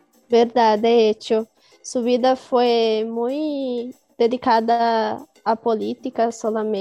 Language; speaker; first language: Spanish; non-native, learner; Portuguese